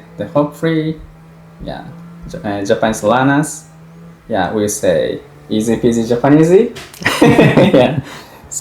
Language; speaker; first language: English; non-native, fluent; Japanese